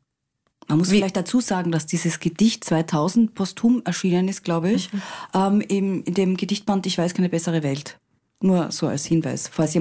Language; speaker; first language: German; native; German